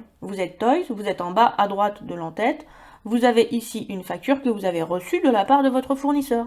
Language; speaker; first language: French; native; French